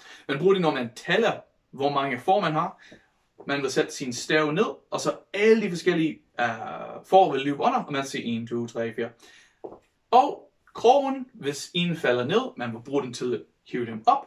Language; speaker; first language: Danish; non-native, fluent; English